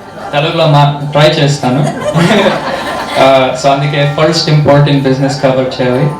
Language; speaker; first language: Telugu; early bilingual, heritage; Telugu